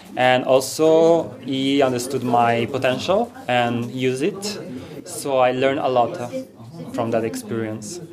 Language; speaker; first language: English; non-native, fluent; Italian